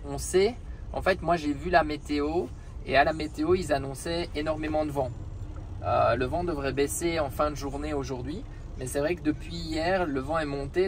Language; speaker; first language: French; native; French